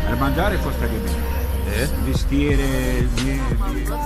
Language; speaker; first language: Italian; non-native, learner; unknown